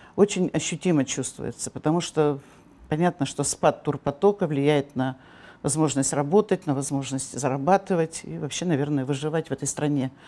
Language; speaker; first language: Russian; native; Russian